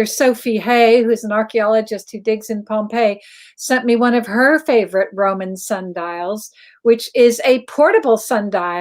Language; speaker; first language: English; native; English